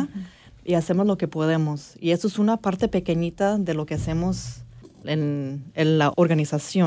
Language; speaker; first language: Spanish; early bilingual, heritage; English